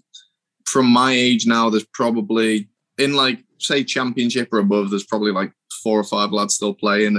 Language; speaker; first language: English; native; English